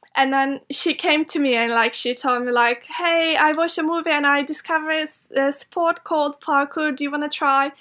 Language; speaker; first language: English; non-native, fluent; Turkish